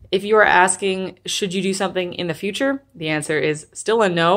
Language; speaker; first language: English; native; English